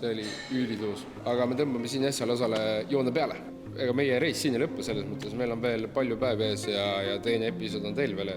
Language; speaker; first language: Estonian; native; Estonian